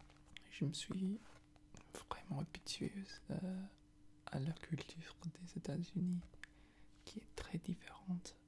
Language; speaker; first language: French; non-native, fluent; English